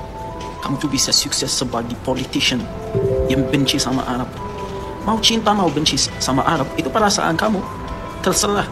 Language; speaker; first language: Indonesian; non-native, fluent; Arabic